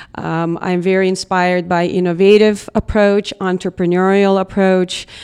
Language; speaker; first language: English; non-native, fluent; Russian